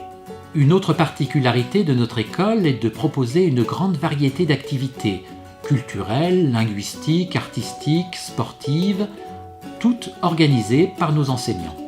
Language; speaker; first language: French; native; French